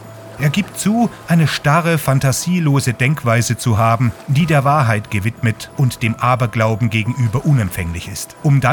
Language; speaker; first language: German; native; German